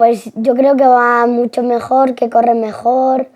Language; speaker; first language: Spanish; native; Spanish